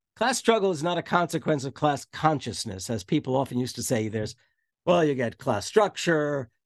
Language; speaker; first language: English; native; English